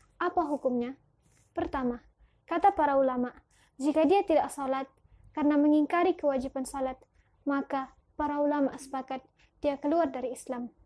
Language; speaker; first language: Indonesian; early bilingual, heritage; Indonesian